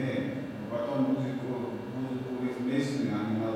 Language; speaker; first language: Russian; non-native, learner; Bulgarian